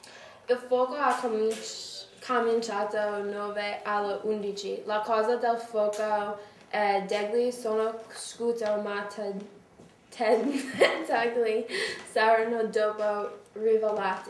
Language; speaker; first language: Italian; non-native, learner; English